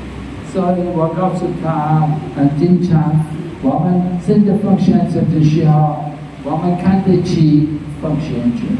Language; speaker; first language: Chinese; non-native, fluent; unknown